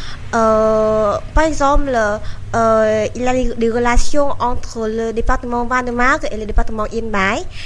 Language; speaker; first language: French; non-native, learner; Vietnamese